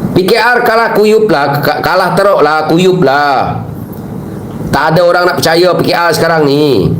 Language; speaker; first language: Malay; native; Malay